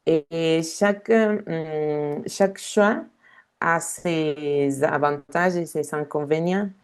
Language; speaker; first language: French; non-native, fluent; Spanish